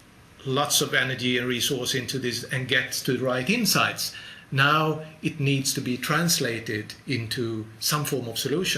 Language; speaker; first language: English; non-native, fluent; Swedish